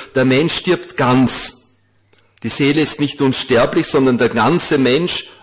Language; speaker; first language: German; native; German